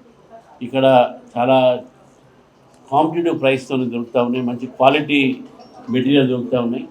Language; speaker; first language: Telugu; native; Telugu